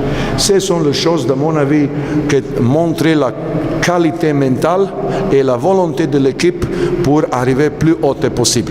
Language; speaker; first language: French; non-native, learner; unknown